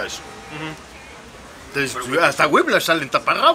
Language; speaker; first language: Spanish; native; Spanish